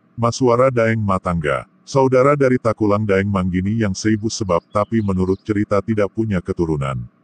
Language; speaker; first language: Indonesian; non-native, local second language; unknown